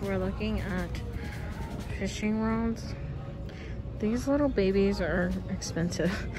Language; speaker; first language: English; early bilingual, other home language; Spanish